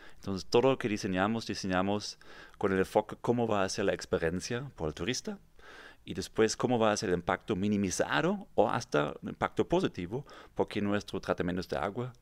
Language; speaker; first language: Spanish; non-native, fluent; German